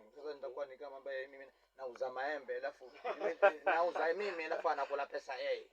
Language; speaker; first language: Swahili; non-native, local second language; Giryama